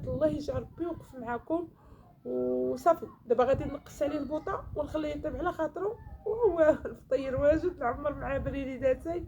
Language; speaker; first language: Arabic; native; Arabic